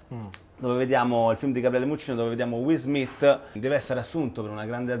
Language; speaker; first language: Italian; native; Italian